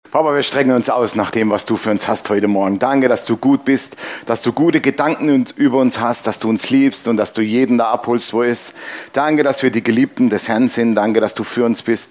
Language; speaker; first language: German; native; German